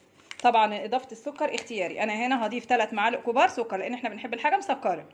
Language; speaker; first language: Arabic; native; Arabic